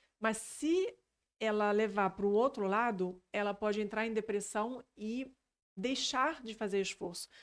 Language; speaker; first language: Portuguese; non-native, fluent; French